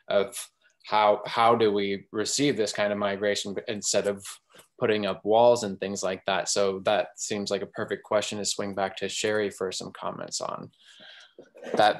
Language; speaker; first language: English; native; English